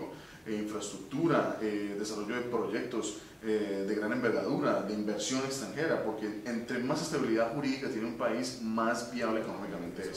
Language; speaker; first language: Spanish; native; Spanish